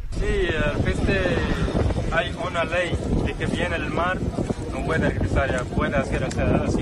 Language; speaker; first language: Spanish; non-native, learner; Arabic